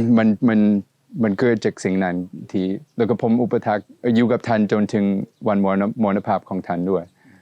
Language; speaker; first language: Thai; non-native, fluent; Swedish